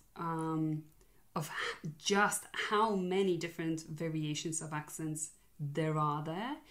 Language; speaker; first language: English; non-native, fluent; Polish